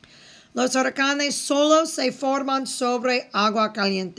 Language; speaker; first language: Spanish; non-native, fluent; English